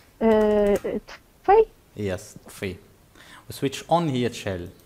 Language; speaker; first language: English; non-native, fluent; Arabic